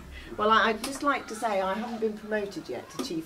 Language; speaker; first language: English; native; English